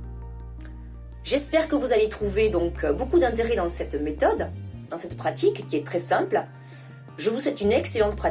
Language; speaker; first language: French; native; French